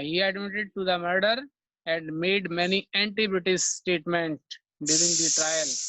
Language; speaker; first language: English; non-native, local second language; Hindi